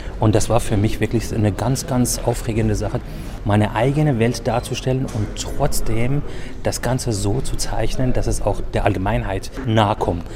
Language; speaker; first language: German; early bilingual, other home language; Persian